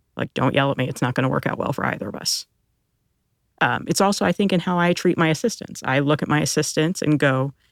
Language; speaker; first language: English; early bilingual, other home language; Filipino